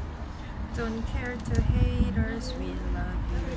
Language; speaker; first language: English; non-native, learner; Korean